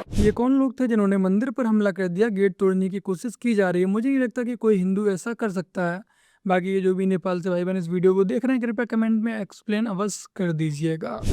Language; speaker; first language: Hindi; native; Hindi